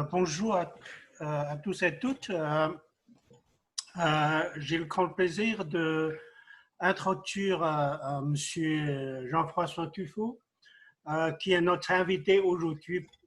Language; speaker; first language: French; non-native, fluent; Chinese